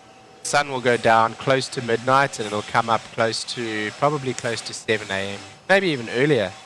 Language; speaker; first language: English; native; English